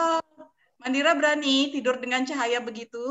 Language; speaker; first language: Indonesian; native; Indonesian